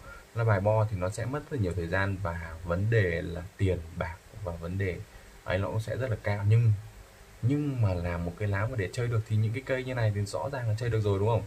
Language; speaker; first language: Vietnamese; native; Vietnamese